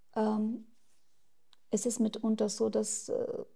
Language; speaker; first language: German; non-native, fluent; Russian